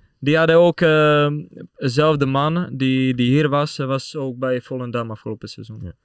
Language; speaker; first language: Dutch; non-native, fluent; Czech